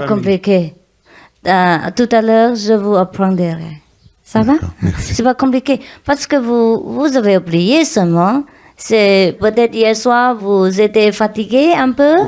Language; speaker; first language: French; non-native, learner; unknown